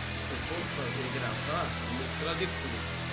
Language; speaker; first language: Portuguese; native; Portuguese